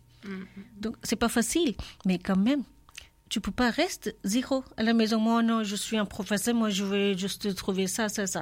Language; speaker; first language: French; non-native, learner; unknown